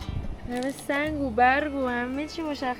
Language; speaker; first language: Persian; native; Persian